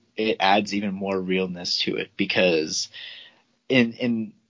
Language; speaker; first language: English; native; English